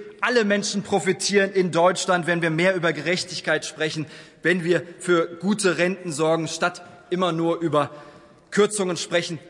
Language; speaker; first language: German; early bilingual, other home language; Turkish